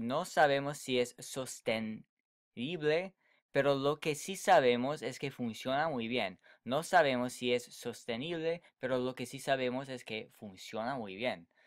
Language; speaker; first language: Spanish; non-native, fluent; English